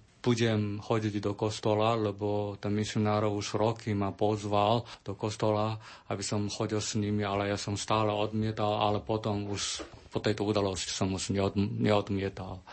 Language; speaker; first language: Slovak; non-native, learner; Chinese